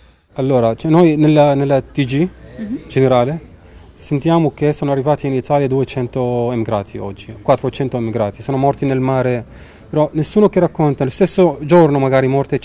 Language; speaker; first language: Italian; non-native, learner; Arabic